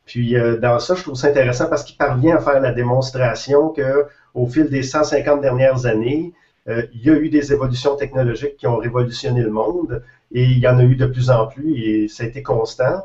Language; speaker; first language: French; native; French